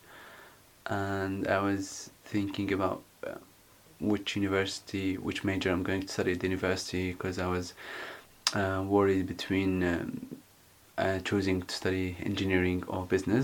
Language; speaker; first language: English; non-native, fluent; Arabic